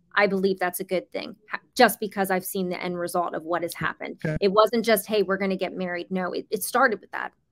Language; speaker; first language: English; native; English